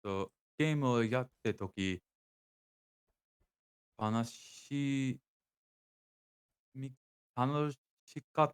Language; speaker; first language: Japanese; non-native, learner; English